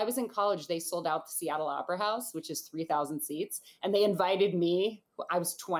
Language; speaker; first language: English; native; English